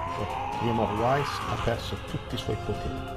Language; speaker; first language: Italian; native; Italian